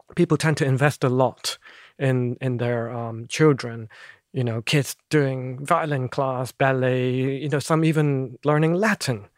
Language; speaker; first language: English; non-native, local second language; Cantonese